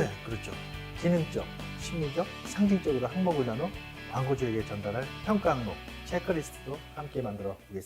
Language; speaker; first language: Korean; native; Korean